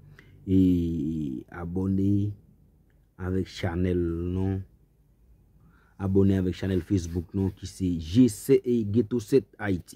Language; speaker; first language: French; non-native, learner; Haitian Creole